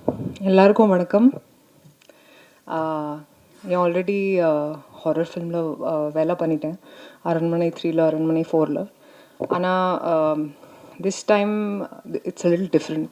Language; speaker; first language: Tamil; non-native, learner; Hindi